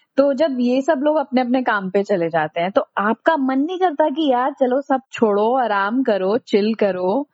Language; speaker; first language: Hindi; native; Hindi